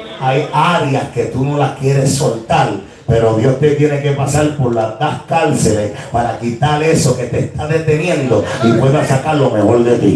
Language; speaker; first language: Spanish; early bilingual, heritage; Spanish